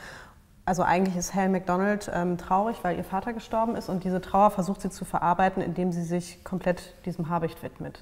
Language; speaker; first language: German; native; German